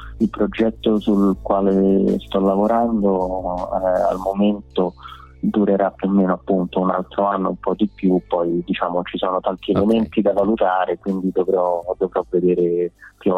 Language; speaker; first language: Italian; native; Italian